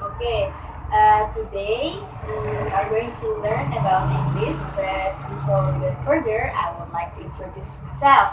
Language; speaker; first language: English; non-native, fluent; Indonesian